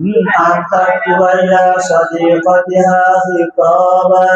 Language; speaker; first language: Arabic; non-native, fluent; Bangla